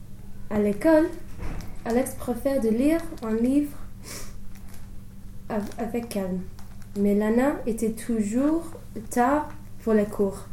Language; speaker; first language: French; non-native, learner; English